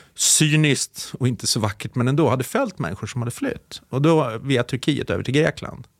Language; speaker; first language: Swedish; native; Swedish